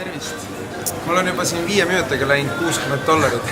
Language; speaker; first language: Estonian; native; Estonian